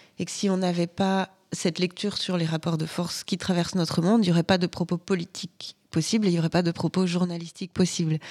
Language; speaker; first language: French; native; French